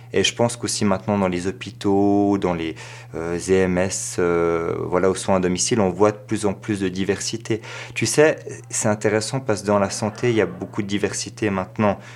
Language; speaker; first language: French; native; French